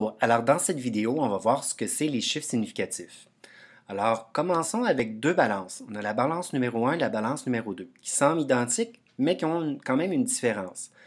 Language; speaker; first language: French; native; French